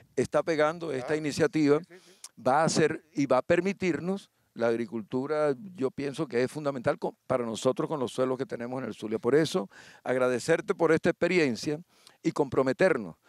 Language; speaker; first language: Spanish; native; Spanish